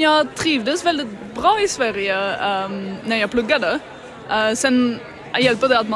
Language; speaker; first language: Swedish; non-native, fluent; Dutch